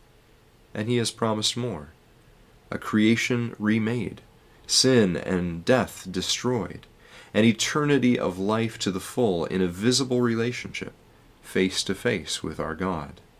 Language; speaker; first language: English; native; English